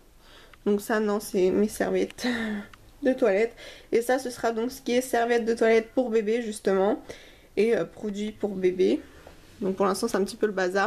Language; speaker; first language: French; native; French